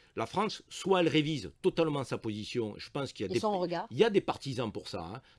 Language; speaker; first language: French; native; French